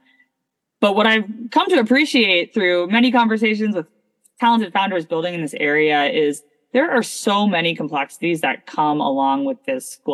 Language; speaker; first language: English; native; English